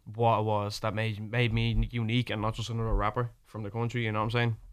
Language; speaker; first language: English; native; English